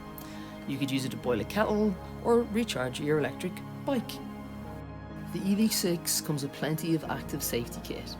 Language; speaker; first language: English; native; English